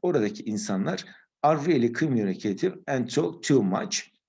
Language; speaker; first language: English; non-native, fluent; Turkish